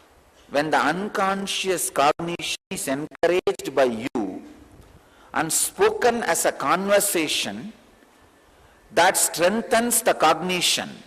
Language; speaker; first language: English; non-native, local second language; Tamil